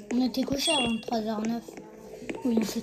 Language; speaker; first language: French; early bilingual, other home language; Portuguese